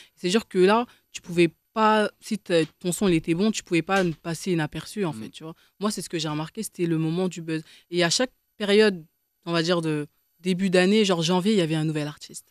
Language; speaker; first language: French; native; French